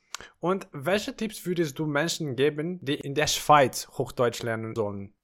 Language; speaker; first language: German; non-native, fluent; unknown